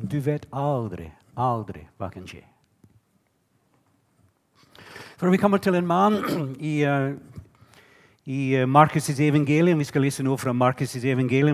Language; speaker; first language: Norwegian; non-native, fluent; English